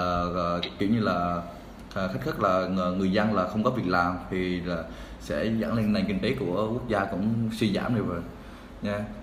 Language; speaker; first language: Vietnamese; native; Vietnamese